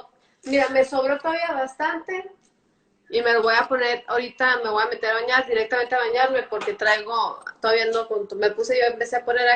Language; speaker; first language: Spanish; early bilingual, heritage; Spanish